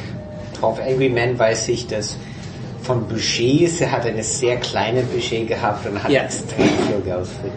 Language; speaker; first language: German; non-native, fluent; English